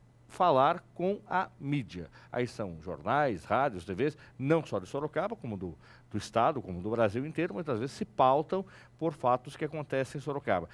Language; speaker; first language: Portuguese; native; Portuguese